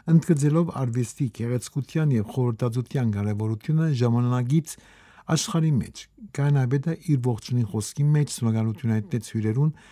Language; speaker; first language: Armenian; native; Armenian